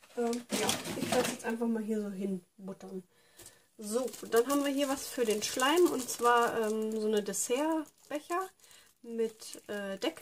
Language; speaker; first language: German; native; German